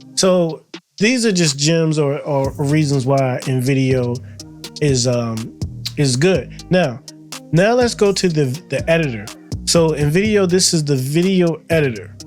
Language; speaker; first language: English; native; English